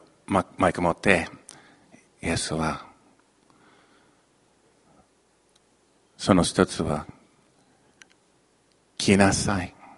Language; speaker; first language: Japanese; non-native, fluent; English